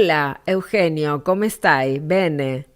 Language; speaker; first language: Italian; non-native, learner; Spanish